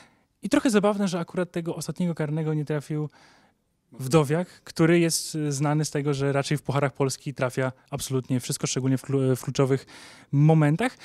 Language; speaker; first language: Polish; native; Polish